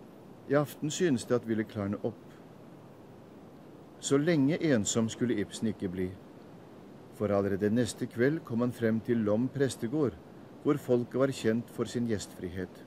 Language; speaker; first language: Norwegian; native; Norwegian